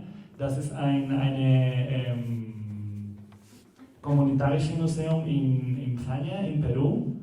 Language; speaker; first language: German; non-native, learner; Spanish